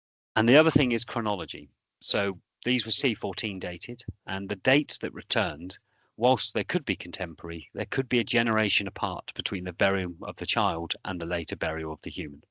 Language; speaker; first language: English; native; English